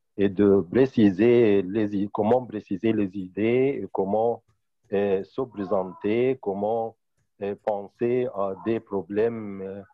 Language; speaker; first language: French; non-native, fluent; Arabic